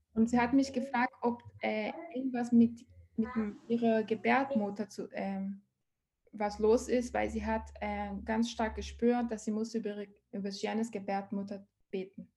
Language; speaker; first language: German; non-native, learner; Portuguese